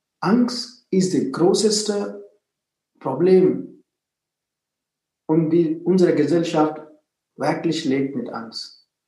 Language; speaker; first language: German; non-native, fluent; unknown